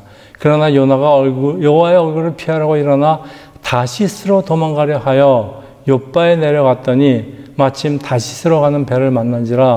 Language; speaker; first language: Korean; native; Korean